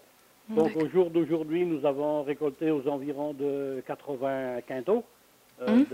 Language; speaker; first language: French; native; French